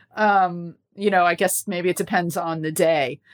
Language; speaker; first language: English; native; English